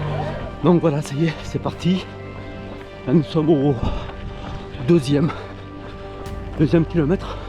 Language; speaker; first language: French; native; French